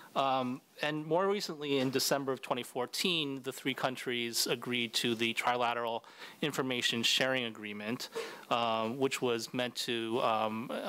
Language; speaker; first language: English; native; English